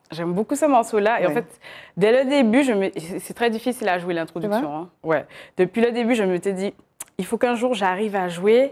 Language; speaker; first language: French; native; French